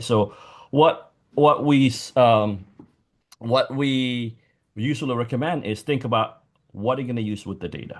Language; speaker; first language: English; non-native, fluent; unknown